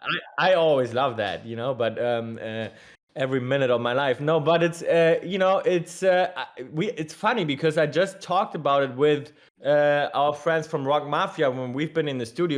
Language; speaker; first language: English; non-native, fluent; German